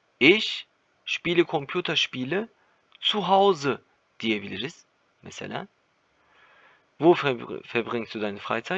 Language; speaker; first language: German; non-native, fluent; Turkish